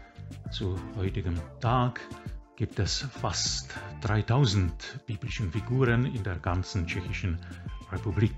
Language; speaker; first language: German; non-native, fluent; Czech